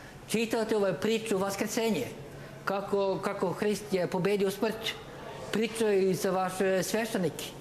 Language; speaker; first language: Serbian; non-native, learner; Norwegian